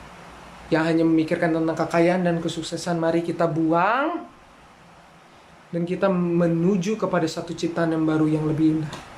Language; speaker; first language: Indonesian; native; Indonesian